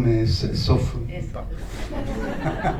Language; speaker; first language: French; non-native, fluent; Spanish